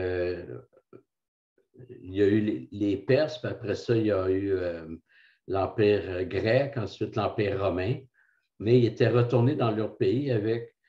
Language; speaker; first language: French; native; French